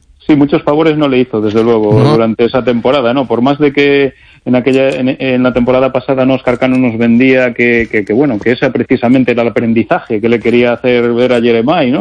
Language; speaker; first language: Spanish; native; Spanish